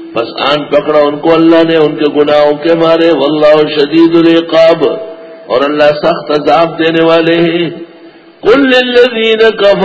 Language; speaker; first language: Urdu; non-native, local second language; Pashto